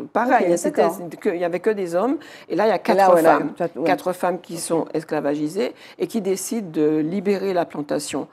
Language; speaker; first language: French; native; French